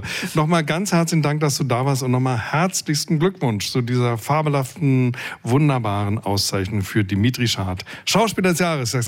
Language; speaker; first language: German; native; German